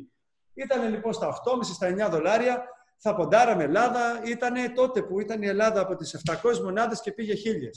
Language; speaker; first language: Greek; native; Greek